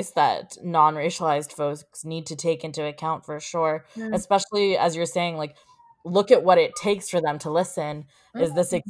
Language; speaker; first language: English; native; English